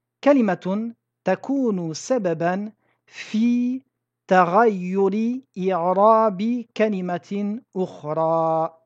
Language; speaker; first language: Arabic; non-native, fluent; French